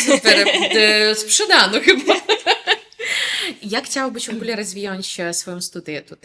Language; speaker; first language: Polish; non-native, fluent; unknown